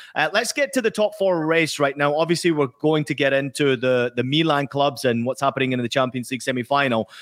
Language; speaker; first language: English; native; English